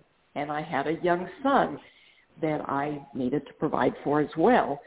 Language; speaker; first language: English; non-native, fluent; Spanish